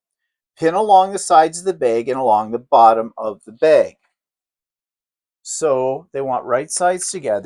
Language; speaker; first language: English; native; English